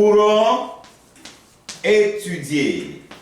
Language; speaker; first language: French; non-native, fluent; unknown